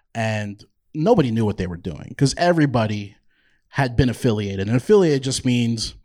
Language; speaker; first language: English; native; English